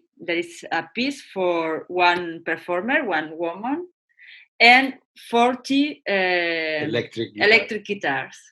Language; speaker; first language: English; non-native, learner; Spanish